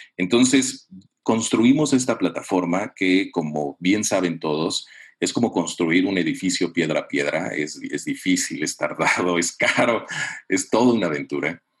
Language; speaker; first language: Spanish; native; Spanish